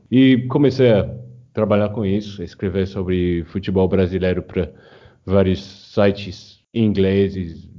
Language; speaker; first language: Portuguese; non-native, fluent; English